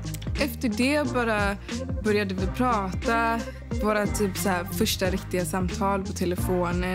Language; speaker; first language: Swedish; early bilingual, other home language; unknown